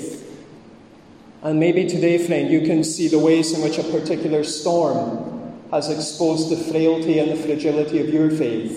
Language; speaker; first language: English; native; English